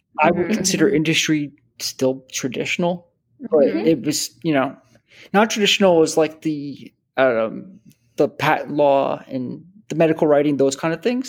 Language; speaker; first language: English; native; English